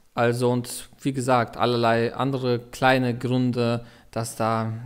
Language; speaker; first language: German; non-native, fluent; Russian